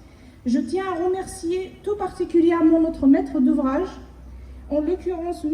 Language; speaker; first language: French; native; French